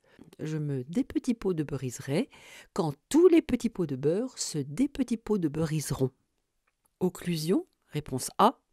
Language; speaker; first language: French; native; French